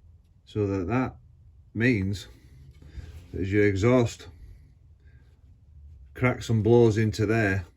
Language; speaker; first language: English; native; English